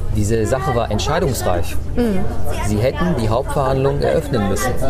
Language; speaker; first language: German; early bilingual, other home language; Turkish